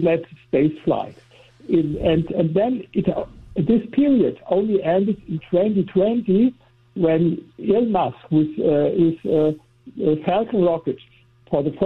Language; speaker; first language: English; non-native, fluent; German